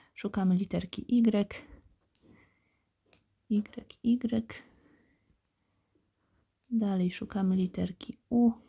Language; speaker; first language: Polish; native; Polish